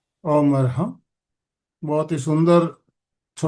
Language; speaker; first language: Hindi; native; Hindi